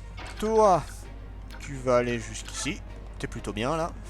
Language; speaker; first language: French; native; French